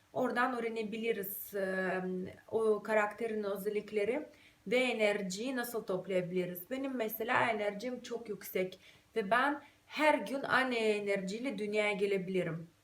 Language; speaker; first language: Turkish; non-native, fluent; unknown